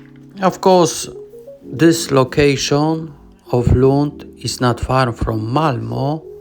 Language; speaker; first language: English; non-native, learner; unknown